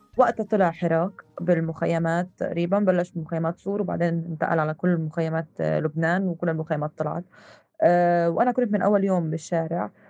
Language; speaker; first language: Arabic; native; Arabic